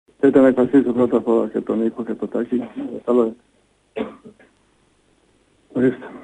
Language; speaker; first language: Greek; non-native, fluent; Bosnian